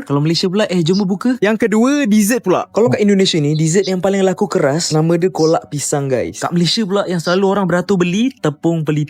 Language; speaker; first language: Malay; native; Malay